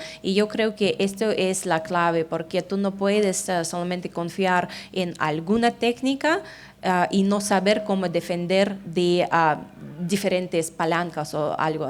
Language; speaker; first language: Spanish; non-native, fluent; Russian